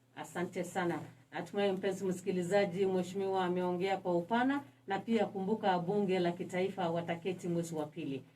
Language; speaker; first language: Swahili; non-native, local second language; Turkmen